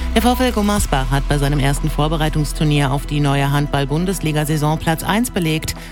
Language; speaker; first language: German; native; German